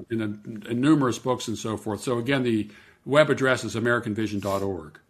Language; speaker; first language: English; native; English